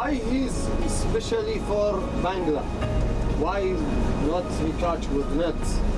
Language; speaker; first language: English; non-native, learner; Arabic